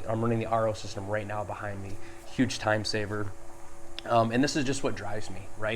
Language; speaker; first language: English; native; English